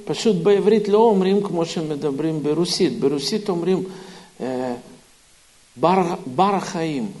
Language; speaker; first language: Hebrew; non-native, fluent; Russian